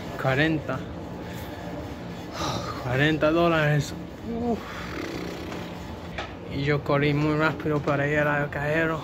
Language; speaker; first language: Spanish; non-native, learner; English